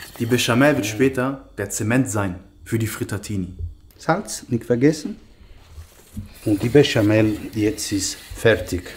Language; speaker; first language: German; native; German